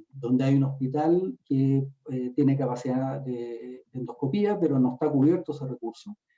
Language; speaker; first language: Spanish; native; Spanish